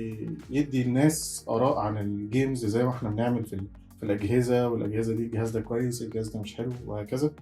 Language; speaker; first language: Arabic; native; Arabic